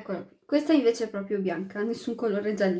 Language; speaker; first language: Italian; early bilingual, other home language; Arabic